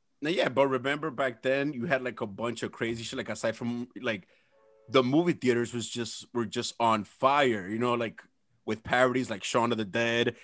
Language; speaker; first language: English; early bilingual, other home language; Spanish